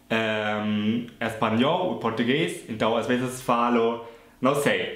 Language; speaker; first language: English; non-native, fluent; German